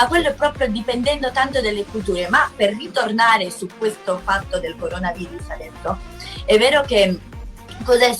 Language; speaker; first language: Italian; non-native, fluent; Spanish